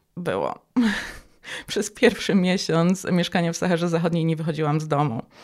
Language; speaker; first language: Polish; native; Polish